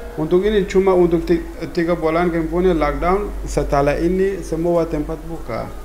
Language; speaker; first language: Indonesian; non-native, learner; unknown